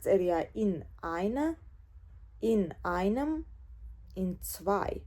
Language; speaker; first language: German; non-native, fluent; Georgian